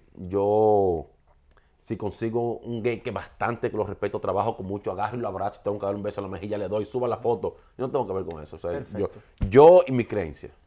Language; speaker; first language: Spanish; native; Spanish